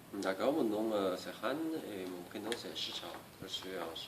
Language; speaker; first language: French; non-native, learner; Chinese